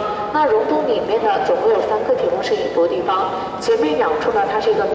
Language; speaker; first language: Chinese; native; Chinese